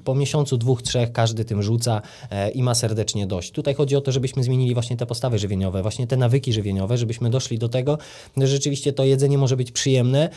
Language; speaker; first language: Polish; native; Polish